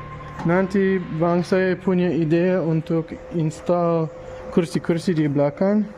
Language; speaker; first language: Indonesian; non-native, learner; English